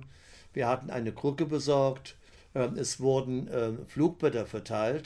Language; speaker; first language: German; native; German